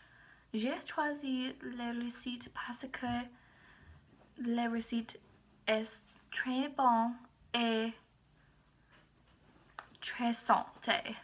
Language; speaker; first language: French; non-native, learner; English